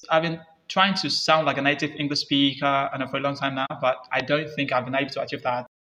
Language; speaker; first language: English; non-native, fluent; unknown